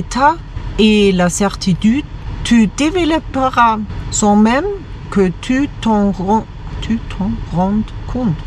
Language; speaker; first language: French; non-native, fluent; German